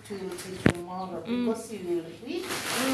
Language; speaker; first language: English; non-native, local second language; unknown